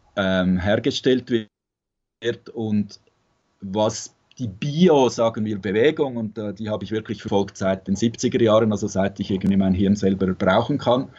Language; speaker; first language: German; native; German